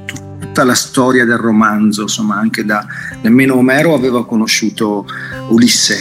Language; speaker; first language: Italian; native; Italian